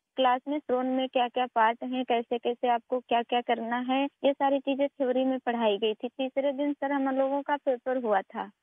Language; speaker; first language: Hindi; native; Hindi